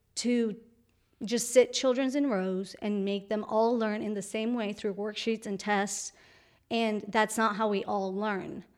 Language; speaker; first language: English; non-native, fluent; Spanish